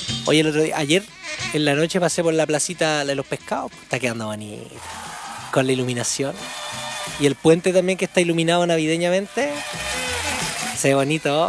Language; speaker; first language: Spanish; native; Spanish